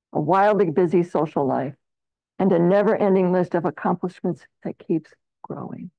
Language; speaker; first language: English; native; English